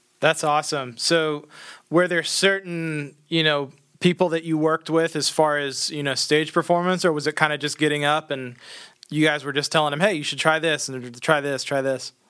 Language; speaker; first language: English; native; English